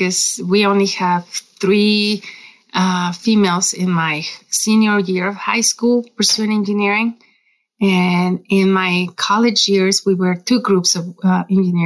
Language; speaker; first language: English; non-native, fluent; Spanish